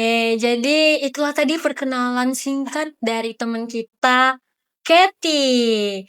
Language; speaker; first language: Indonesian; native; Indonesian